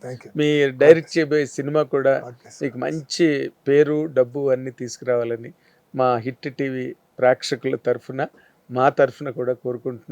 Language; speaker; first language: Telugu; native; Telugu